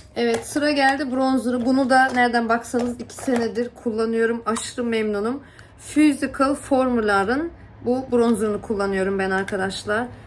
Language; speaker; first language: Turkish; early bilingual, heritage; Turkish